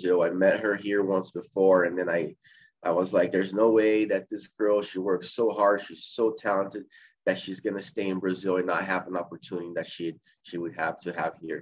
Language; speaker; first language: English; early bilingual, other home language; Portuguese